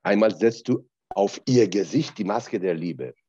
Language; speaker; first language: German; non-native, fluent; Persian